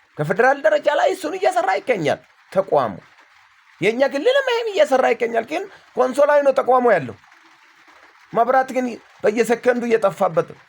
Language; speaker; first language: Amharic; non-native, local second language; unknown